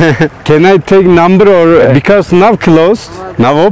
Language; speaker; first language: English; non-native, learner; Turkish